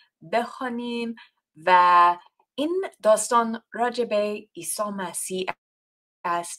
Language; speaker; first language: Persian; non-native, fluent; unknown